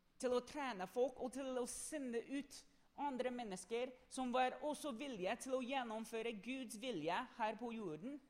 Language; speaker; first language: Norwegian; non-native, fluent; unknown